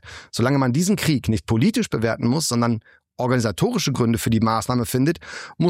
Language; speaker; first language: German; native; German